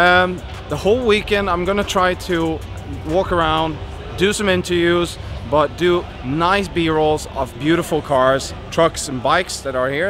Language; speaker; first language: English; non-native, fluent; Swedish